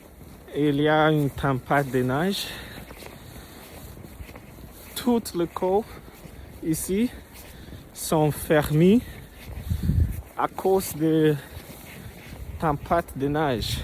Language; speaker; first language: French; non-native, learner; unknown